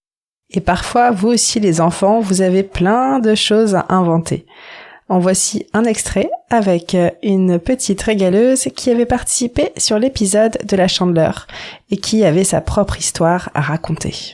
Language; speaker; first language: French; native; French